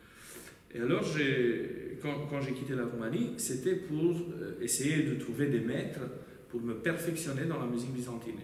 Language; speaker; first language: French; non-native, fluent; Romanian